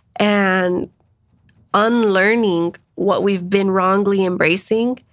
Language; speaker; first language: English; native; English